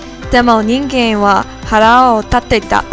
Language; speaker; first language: Japanese; non-native, learner; English